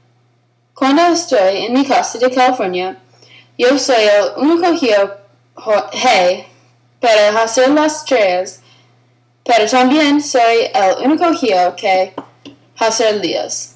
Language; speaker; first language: Spanish; non-native, learner; English